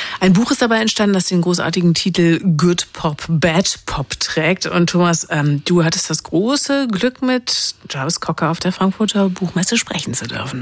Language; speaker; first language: German; native; German